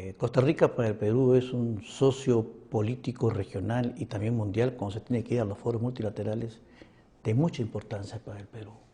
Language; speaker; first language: Spanish; native; Spanish